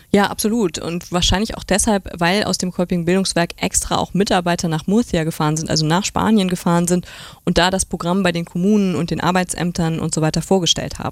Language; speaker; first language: German; native; German